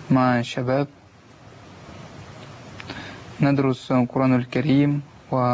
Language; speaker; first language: Arabic; non-native, learner; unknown